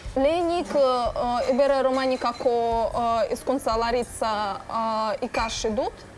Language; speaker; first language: Basque; non-native, learner; Russian